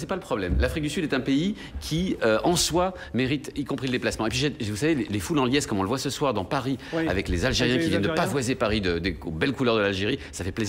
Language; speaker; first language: French; native; French